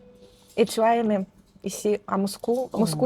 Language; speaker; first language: French; non-native, fluent; Russian